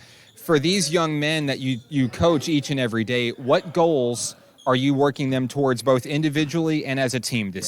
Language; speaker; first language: English; native; English